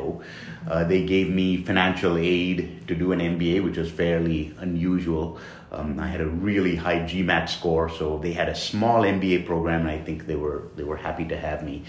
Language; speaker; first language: English; non-native, local second language; Tamil